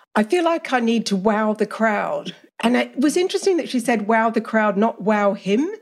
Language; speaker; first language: English; native; English